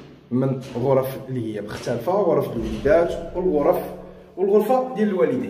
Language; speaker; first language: Arabic; native; Arabic